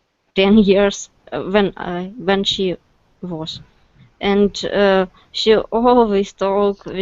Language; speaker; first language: English; non-native, learner; Russian